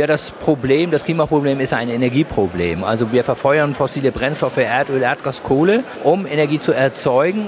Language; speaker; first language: German; native; German